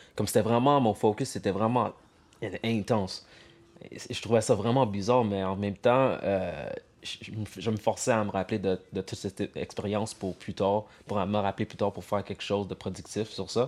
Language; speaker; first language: French; early bilingual, heritage; French